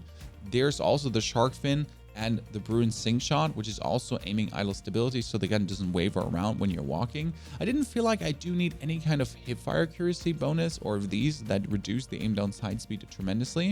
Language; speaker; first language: English; non-native, fluent; German